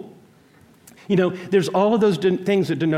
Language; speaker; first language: English; native; English